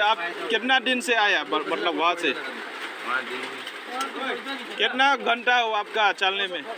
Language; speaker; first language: Hindi; non-native, local second language; Khasi